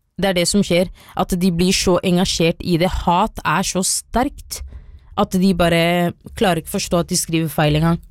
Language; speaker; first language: Norwegian; early bilingual, other home language; Somali